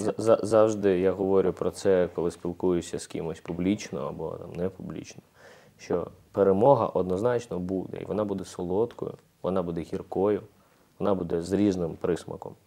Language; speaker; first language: Ukrainian; non-native, local second language; Russian